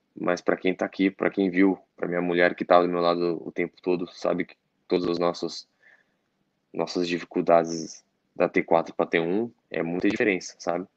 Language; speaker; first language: Portuguese; native; Portuguese